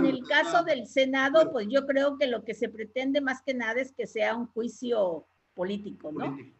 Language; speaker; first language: Spanish; native; Spanish